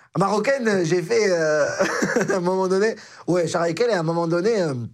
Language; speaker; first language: French; non-native, local second language; Arabic